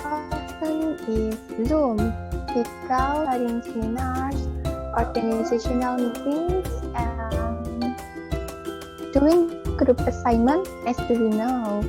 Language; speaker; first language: English; non-native, learner; Indonesian